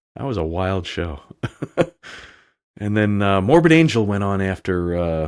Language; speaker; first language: English; native; English